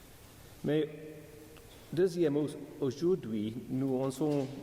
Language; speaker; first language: French; non-native, learner; English